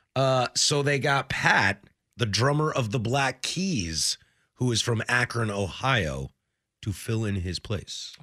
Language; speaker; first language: English; native; English